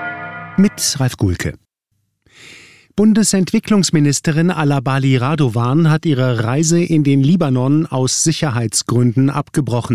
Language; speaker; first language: German; native; German